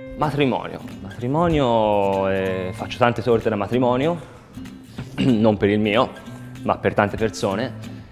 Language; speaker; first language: Italian; native; Italian